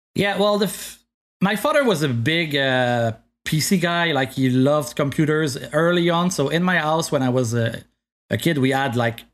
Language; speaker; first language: English; non-native, fluent; French